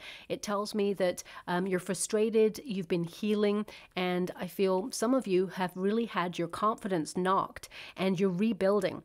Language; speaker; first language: English; native; English